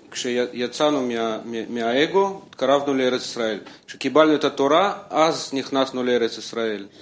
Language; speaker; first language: Hebrew; non-native, fluent; Russian